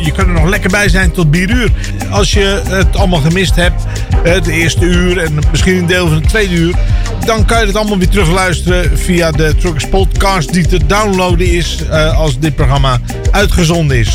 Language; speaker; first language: Dutch; native; Dutch